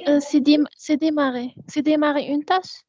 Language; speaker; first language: French; non-native, local second language; Arabic